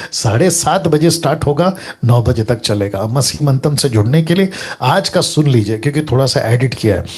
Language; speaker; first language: Hindi; native; Hindi